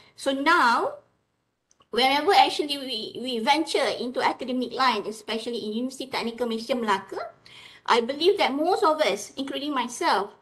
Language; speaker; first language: English; non-native, local second language; Malay